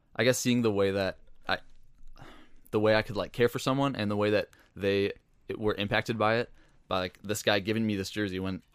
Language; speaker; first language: English; native; English